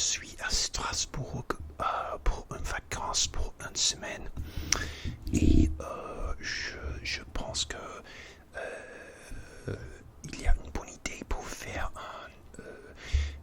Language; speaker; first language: French; non-native, learner; English